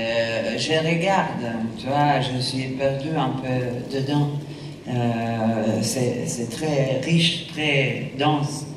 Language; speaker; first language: French; non-native, fluent; Italian